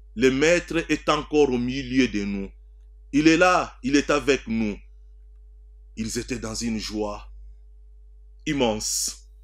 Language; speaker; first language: French; non-native, local second language; Swahili